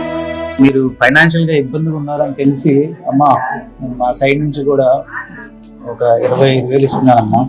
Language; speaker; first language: Telugu; native; Telugu